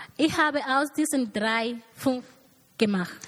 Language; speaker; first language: German; non-native, learner; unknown